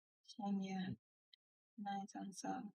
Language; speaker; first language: English; non-native, learner; Vietnamese